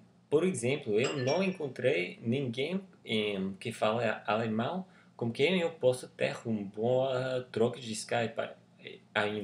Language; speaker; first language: Portuguese; non-native, learner; English